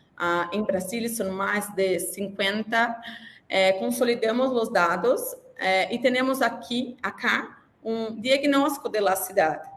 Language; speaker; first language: Spanish; non-native, learner; Portuguese